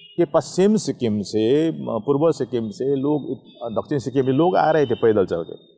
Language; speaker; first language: Hindi; non-native, local second language; Nepali